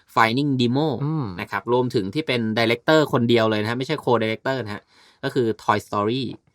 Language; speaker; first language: Thai; native; Thai